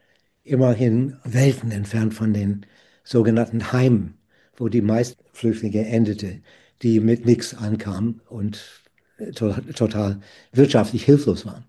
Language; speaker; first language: German; non-native, fluent; English